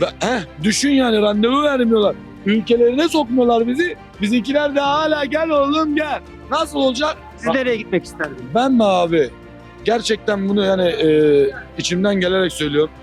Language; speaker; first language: Turkish; native; Turkish